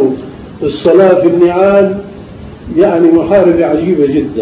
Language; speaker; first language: Arabic; native; Arabic